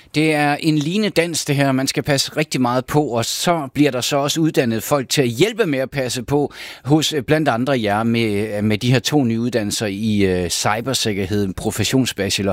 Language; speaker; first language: Danish; native; Danish